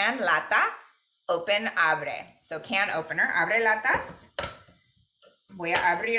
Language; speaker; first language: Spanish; non-native, fluent; English